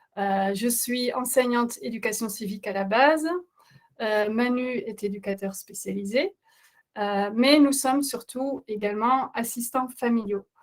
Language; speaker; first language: French; non-native, fluent; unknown